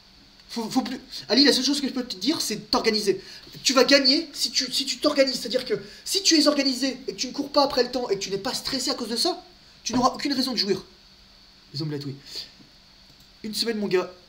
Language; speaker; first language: French; native; French